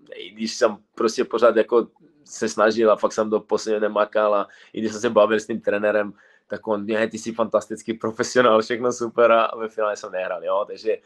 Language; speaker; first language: Czech; non-native, fluent; Serbian